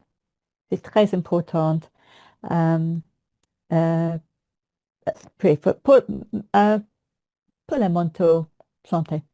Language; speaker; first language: French; non-native, learner; English